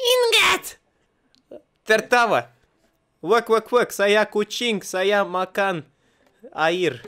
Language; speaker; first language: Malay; non-native, learner; Russian